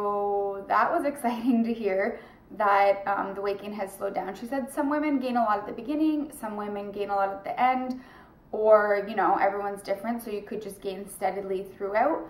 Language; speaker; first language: English; native; English